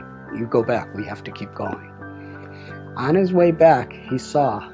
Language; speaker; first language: English; native; English